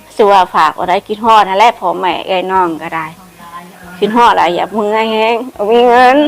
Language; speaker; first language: Lao; non-native, learner; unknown